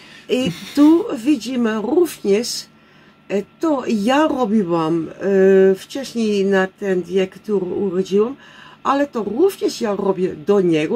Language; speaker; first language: Polish; non-native, learner; Dutch